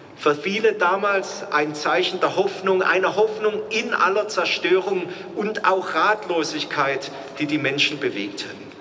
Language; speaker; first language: German; native; German